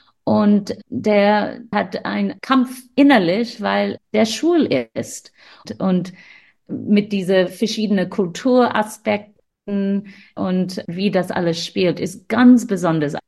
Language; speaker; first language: German; non-native, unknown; English